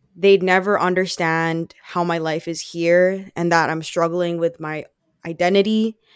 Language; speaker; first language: English; non-native, fluent; Filipino